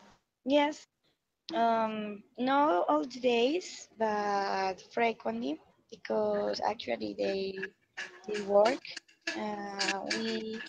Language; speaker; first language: English; non-native, learner; Spanish